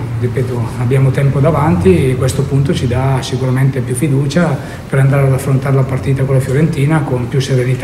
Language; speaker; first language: Italian; native; Italian